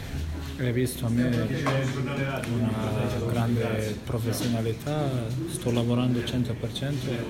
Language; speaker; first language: Italian; non-native, fluent; Bosnian